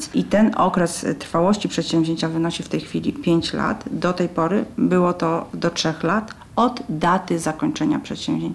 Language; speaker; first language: Polish; native; Polish